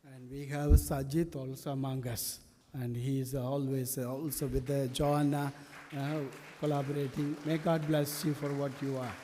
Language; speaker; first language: English; non-native, local second language; Tamil